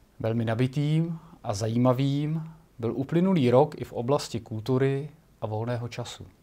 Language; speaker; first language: Czech; native; Czech